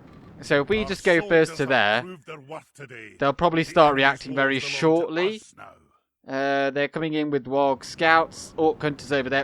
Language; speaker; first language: English; native; English